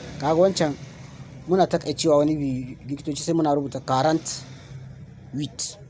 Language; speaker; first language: Hausa; native; Hausa